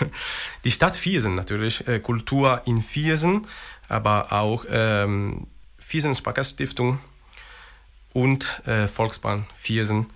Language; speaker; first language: German; non-native, fluent; Italian